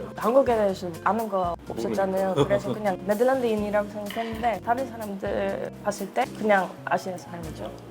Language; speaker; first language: Korean; non-native, fluent; Dutch